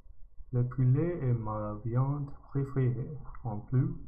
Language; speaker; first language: French; non-native, learner; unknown